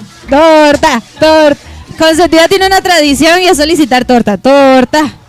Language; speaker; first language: Spanish; native; Spanish